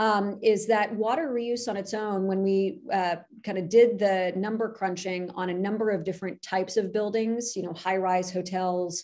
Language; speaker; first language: English; native; English